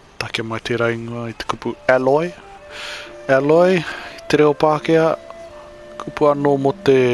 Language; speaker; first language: Māori; non-native, local second language; English